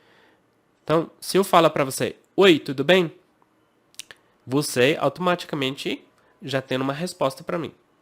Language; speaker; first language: Portuguese; non-native, fluent; English